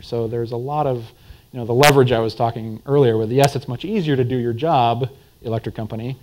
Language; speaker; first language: English; native; English